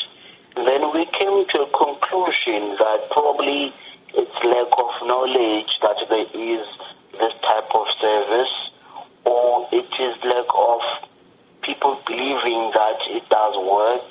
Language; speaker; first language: English; non-native, local second language; Xhosa